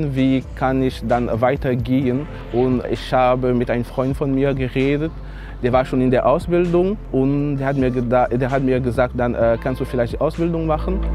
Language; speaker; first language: German; non-native, fluent; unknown